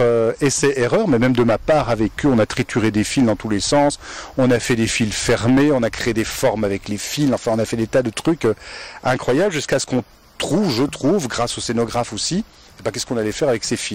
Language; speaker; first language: French; native; French